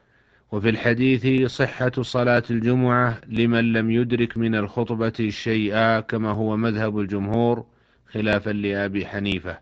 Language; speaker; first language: Arabic; native; Arabic